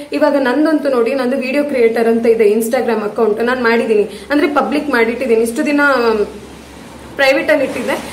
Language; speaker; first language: Kannada; non-native, local second language; Tulu